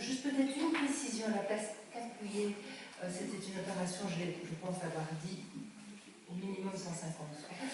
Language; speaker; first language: French; native; French